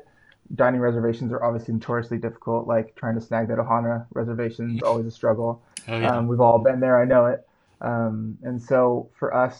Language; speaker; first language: English; native; English